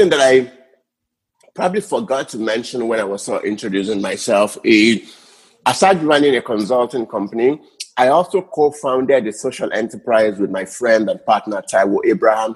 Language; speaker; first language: English; non-native, local second language; Yoruba